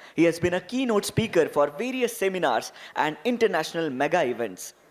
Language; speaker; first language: English; non-native, local second language; Marathi